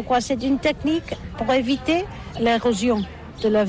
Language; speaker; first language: French; non-native, learner; Catalan